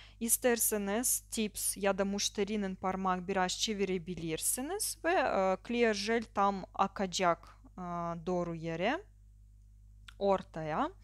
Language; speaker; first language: Turkish; non-native, learner; Russian